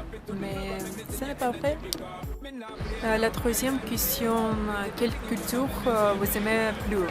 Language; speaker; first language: French; non-native, learner; Russian